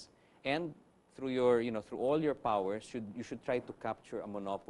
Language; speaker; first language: English; non-native, local second language; Filipino